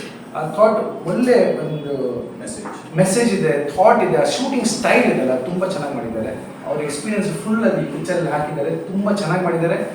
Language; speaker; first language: Kannada; non-native, local second language; Tulu